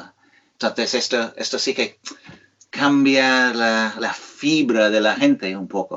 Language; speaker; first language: Spanish; non-native, fluent; English